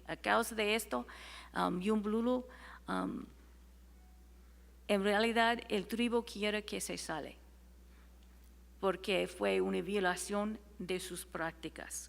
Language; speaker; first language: Spanish; non-native, fluent; English